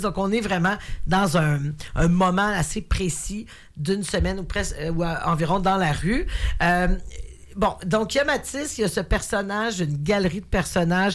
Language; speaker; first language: French; native; French